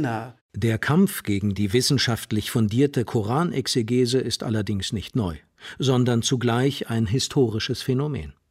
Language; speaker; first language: German; native; German